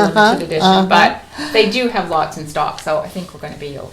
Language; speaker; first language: English; native; English